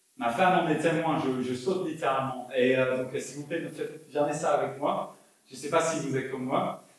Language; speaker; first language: French; non-native, fluent; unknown